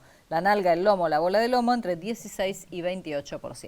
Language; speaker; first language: Spanish; native; Spanish